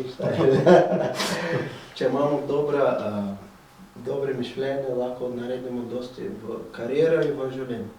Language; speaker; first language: Slovenian; non-native, fluent; Portuguese